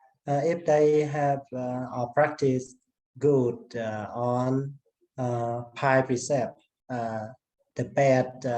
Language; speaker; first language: English; non-native, learner; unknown